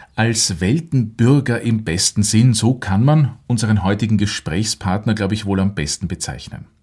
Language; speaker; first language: German; native; German